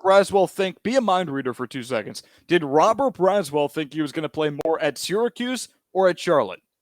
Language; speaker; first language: English; native; English